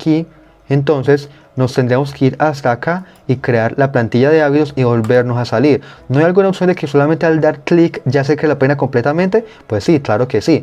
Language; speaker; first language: Spanish; native; Spanish